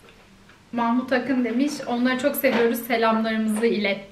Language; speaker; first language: Turkish; native; Turkish